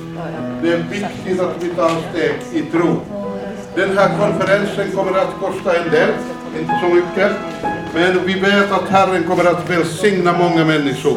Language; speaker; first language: Swedish; non-native, fluent; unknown